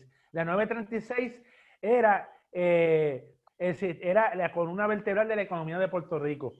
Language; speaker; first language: Spanish; native; Spanish